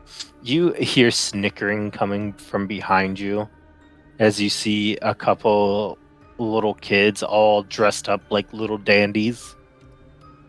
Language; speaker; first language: English; native; English